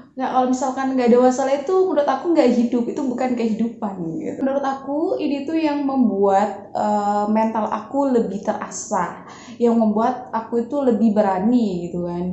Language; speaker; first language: Indonesian; native; Indonesian